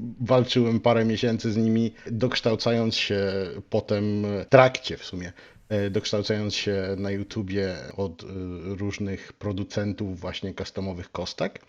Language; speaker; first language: Polish; native; Polish